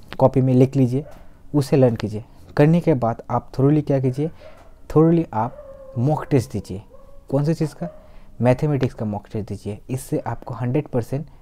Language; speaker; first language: Hindi; non-native, local second language; Bangla